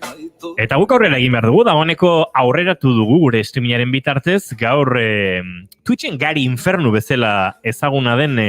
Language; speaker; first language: Basque; native; Basque